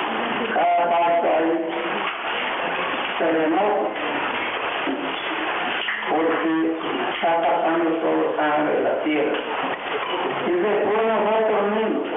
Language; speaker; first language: Spanish; non-native, local second language; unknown